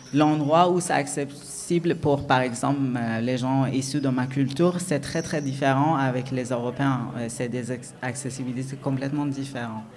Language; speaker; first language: French; non-native, fluent; Persian